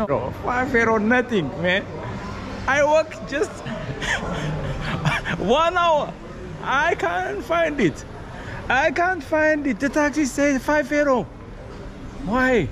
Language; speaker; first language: English; non-native, learner; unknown